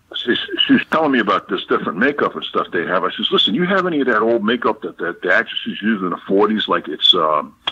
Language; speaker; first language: English; native; English